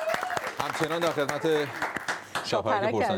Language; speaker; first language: Persian; native; Persian